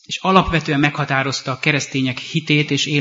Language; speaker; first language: Hungarian; native; Hungarian